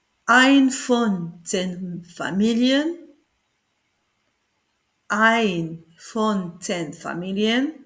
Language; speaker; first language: German; non-native, learner; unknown